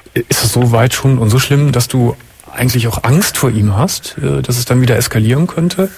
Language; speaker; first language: German; native; German